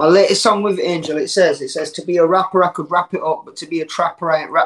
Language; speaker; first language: English; native; English